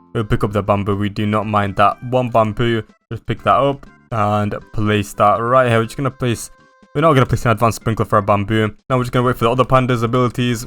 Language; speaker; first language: English; native; English